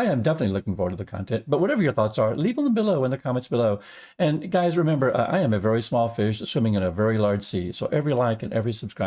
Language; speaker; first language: English; native; English